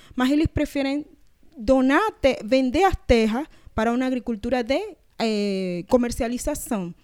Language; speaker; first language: Portuguese; non-native, learner; Spanish